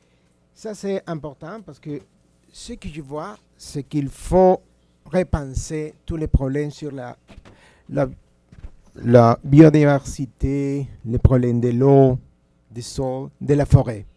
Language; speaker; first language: French; non-native, fluent; Spanish